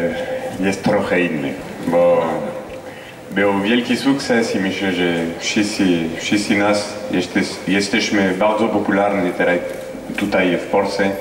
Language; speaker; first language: Polish; non-native, fluent; French